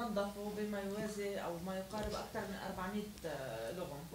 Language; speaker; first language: Arabic; native; Arabic